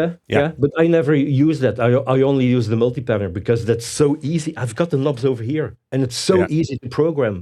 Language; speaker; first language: English; non-native, fluent; Dutch